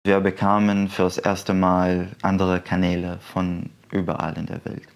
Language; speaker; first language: German; non-native, fluent; Arabic